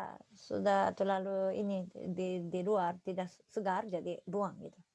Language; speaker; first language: Indonesian; non-native, fluent; Japanese